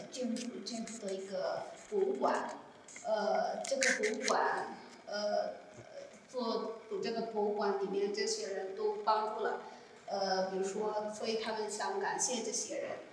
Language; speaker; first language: Chinese; non-native, learner; Amharic